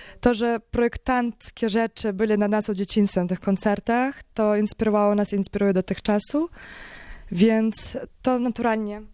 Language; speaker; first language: Polish; non-native, learner; Ukrainian